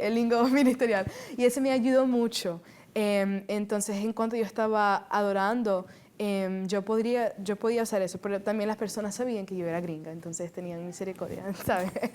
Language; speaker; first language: Spanish; early bilingual, heritage; Spanish